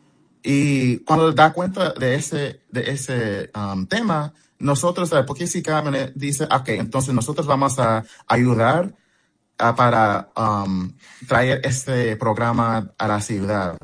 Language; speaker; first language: Spanish; early bilingual, heritage; English